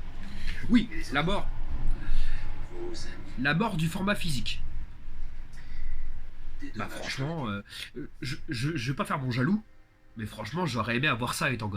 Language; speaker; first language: French; native; French